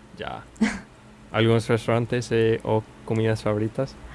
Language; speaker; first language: Spanish; non-native, learner; English